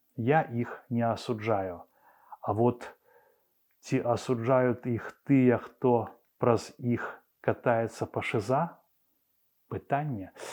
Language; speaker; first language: Belarusian; non-native, local second language; Russian